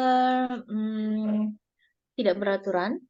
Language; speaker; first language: Indonesian; non-native, learner; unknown